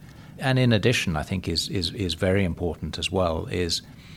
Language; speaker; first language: English; native; English